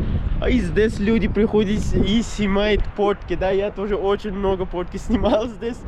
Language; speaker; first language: Russian; non-native, learner; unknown